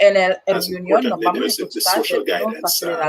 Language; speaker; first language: Spanish; non-native, learner; English